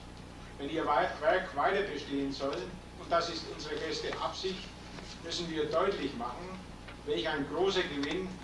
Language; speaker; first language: German; native; German